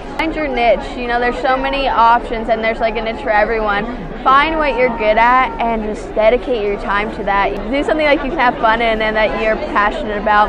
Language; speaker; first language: English; native; English